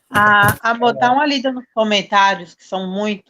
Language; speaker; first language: Portuguese; native; Portuguese